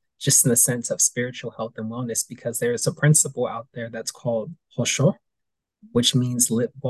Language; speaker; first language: English; native; English